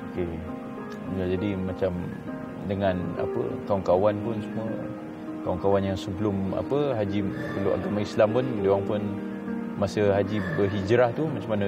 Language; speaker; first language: Malay; native; Malay